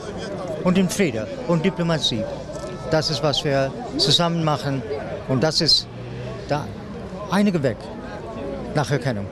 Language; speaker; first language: German; non-native, learner; Dutch